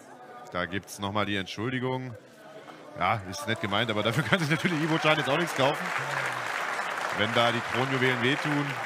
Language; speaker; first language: German; native; German